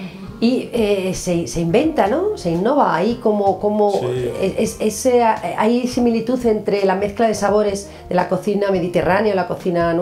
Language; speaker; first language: Spanish; native; Spanish